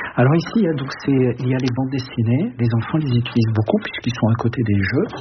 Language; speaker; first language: French; early bilingual, other home language; Arabic